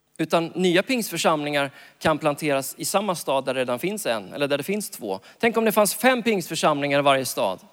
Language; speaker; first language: Swedish; native; Swedish